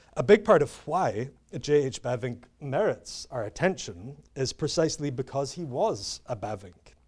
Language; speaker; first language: English; native; English